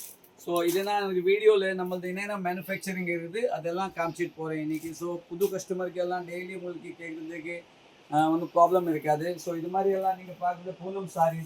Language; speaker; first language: Tamil; non-native, fluent; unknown